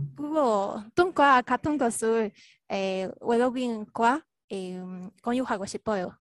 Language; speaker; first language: Korean; non-native, learner; Spanish